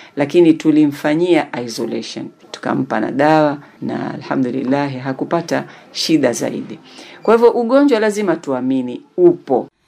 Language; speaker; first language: Swahili; native; Swahili